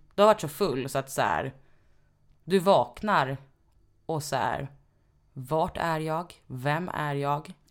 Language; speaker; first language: Swedish; native; Swedish